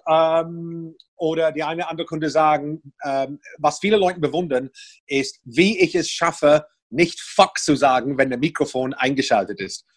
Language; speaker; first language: German; non-native, fluent; English